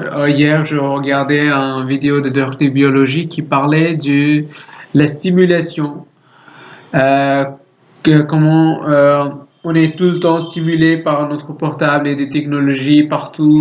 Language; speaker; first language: French; non-native, learner; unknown